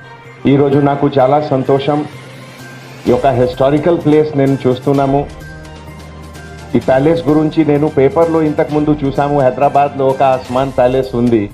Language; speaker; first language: Telugu; non-native, fluent; Hindi